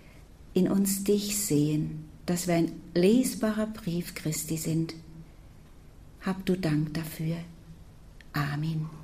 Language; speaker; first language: German; native; German